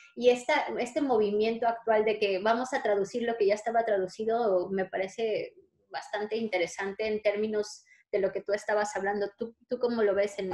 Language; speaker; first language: Spanish; native; Spanish